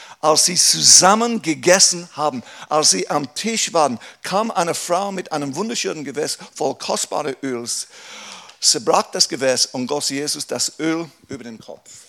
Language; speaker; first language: German; non-native, fluent; English